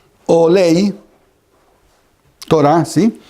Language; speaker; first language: Spanish; non-native, fluent; Italian